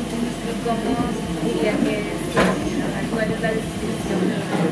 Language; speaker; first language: Spanish; non-native, fluent; English